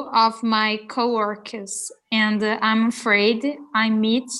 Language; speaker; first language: English; non-native, learner; Portuguese